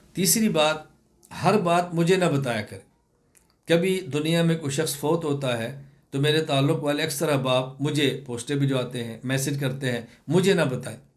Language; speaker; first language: Urdu; non-native, local second language; Punjabi